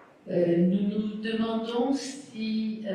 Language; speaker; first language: French; non-native, fluent; Spanish